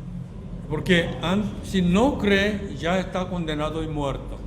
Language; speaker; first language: Spanish; non-native, fluent; Korean